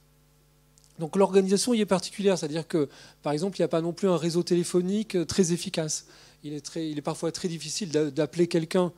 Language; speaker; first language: French; native; French